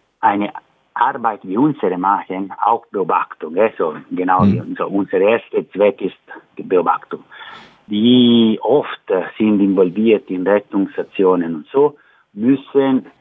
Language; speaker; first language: German; non-native, learner; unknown